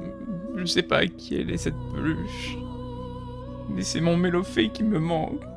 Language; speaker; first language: French; native; French